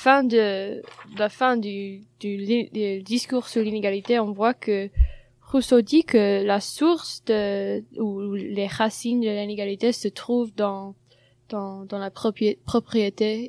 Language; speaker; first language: French; non-native, fluent; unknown